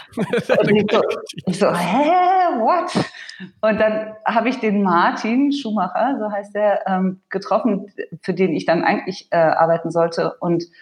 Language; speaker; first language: German; native; German